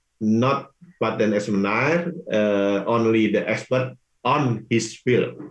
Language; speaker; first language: English; non-native, learner; Indonesian